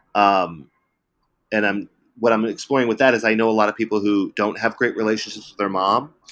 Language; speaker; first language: English; early bilingual, other home language; Italian